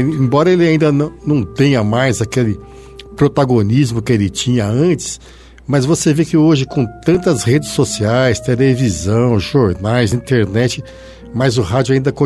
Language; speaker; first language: Portuguese; native; Portuguese